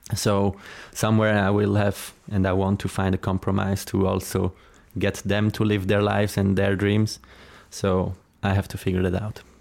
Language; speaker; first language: English; non-native, fluent; Swiss German